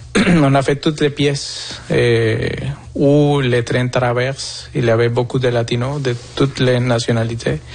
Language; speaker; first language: French; non-native, fluent; Spanish